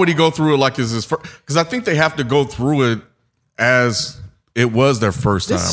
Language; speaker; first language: English; native; English